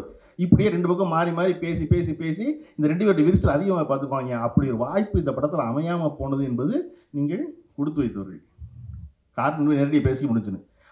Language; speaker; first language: Tamil; native; Tamil